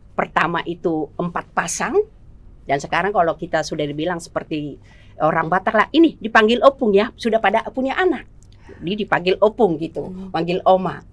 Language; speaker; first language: Indonesian; non-native, local second language; Batak Toba